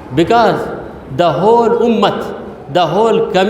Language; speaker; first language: English; non-native, local second language; Urdu